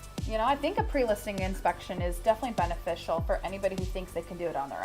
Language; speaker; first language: English; native; English